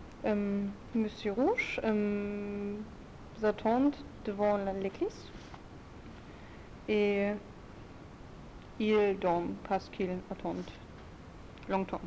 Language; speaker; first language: French; non-native, learner; German